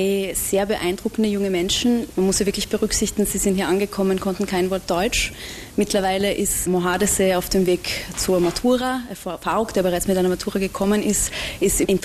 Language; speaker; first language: German; native; German